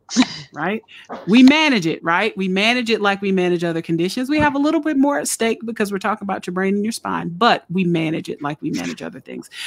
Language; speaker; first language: English; native; English